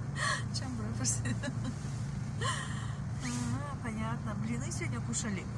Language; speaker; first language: Russian; non-native, local second language; Tajik